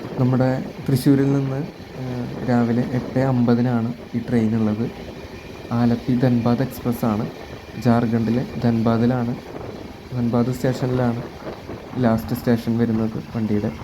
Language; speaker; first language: Malayalam; native; Malayalam